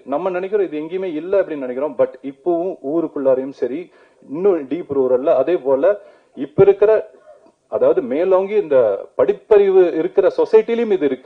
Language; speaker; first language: Tamil; native; Tamil